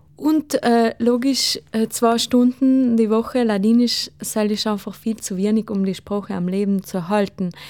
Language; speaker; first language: German; non-native, local second language; Ladin